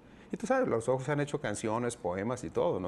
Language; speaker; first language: Spanish; native; Spanish